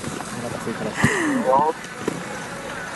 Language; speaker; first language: Japanese; native; Japanese